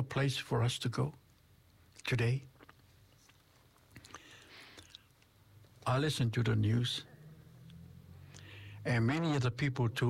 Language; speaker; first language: English; non-native, fluent; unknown